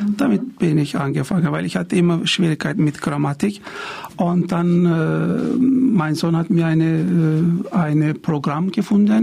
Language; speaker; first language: German; non-native, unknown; Turkish